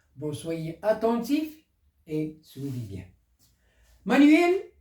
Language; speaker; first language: French; non-native, local second language; Arabic